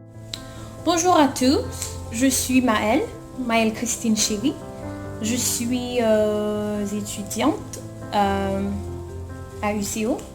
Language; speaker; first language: French; non-native, local second language; Haitian Creole